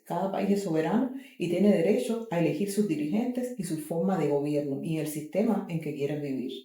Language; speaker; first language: Spanish; native; Spanish